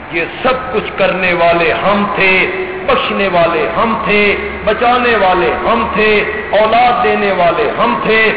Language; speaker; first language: Urdu; non-native, local second language; Punjabi